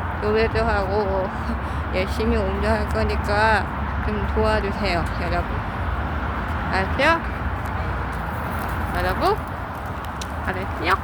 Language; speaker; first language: Korean; non-native, learner; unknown